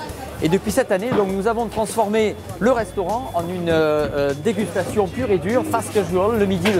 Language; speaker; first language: French; native; French